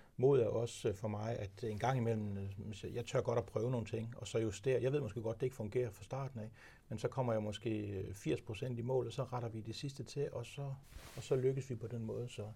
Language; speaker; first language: Danish; native; Danish